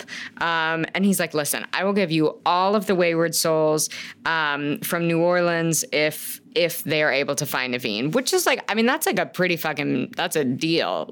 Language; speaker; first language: English; native; English